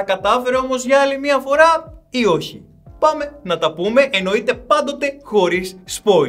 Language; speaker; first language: Greek; native; Greek